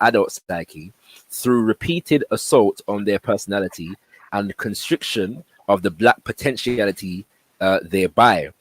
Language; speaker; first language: English; native; English